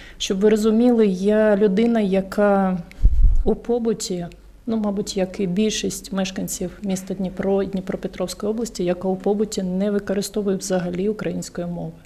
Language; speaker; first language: Ukrainian; non-native, local second language; Russian